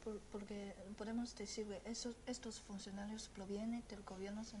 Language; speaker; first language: Spanish; non-native, fluent; Chinese